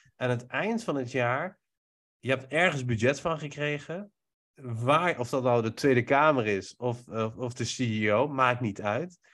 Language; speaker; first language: Dutch; early bilingual, other home language; Persian